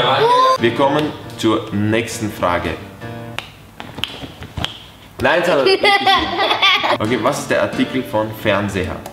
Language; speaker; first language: German; native; German